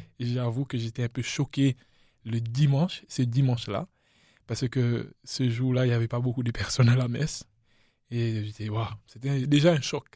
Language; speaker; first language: French; non-native, local second language; Seselwa Creole French